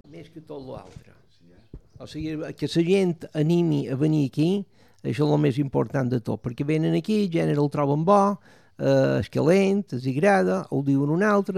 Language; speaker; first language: Catalan; native; Catalan